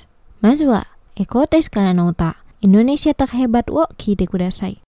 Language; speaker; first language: Japanese; non-native, fluent; Indonesian